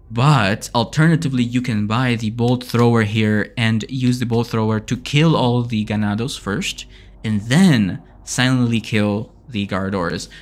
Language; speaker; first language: English; non-native, fluent; Spanish